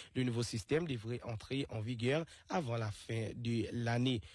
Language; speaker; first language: French; non-native, local second language; Seselwa Creole French